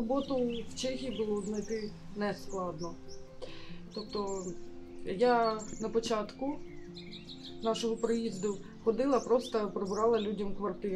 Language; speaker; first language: Ukrainian; native; Ukrainian